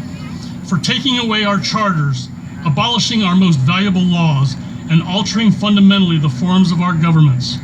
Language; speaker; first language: English; native; English